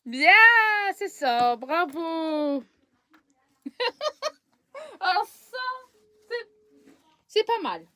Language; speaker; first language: French; native; French